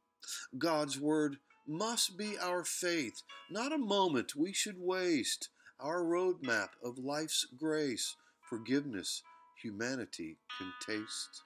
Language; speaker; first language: English; native; English